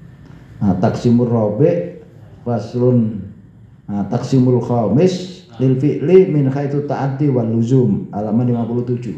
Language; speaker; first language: Arabic; non-native, fluent; Indonesian